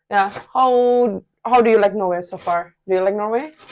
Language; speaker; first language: English; non-native, learner; Indonesian